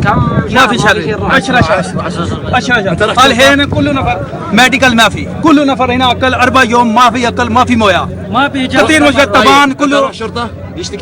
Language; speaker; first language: Arabic; non-native, learner; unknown